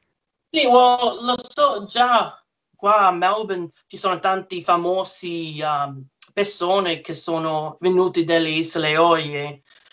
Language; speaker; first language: Italian; early bilingual, heritage; English